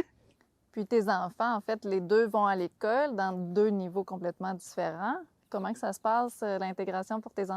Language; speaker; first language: French; native; French